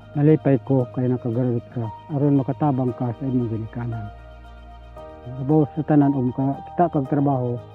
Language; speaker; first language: Cebuano; non-native, local second language; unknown